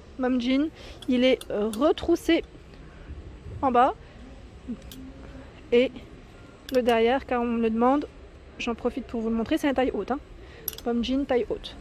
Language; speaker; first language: French; native; French